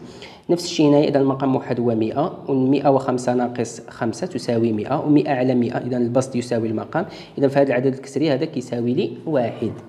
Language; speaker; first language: Arabic; native; Arabic